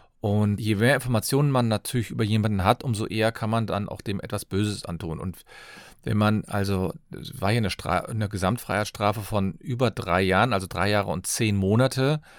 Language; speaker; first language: German; native; German